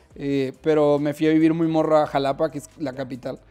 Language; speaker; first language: Spanish; native; Spanish